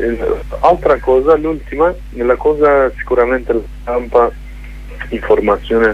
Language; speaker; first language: Italian; non-native, learner; Kurdish